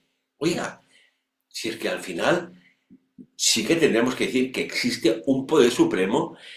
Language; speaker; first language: Spanish; non-native, local second language; Catalan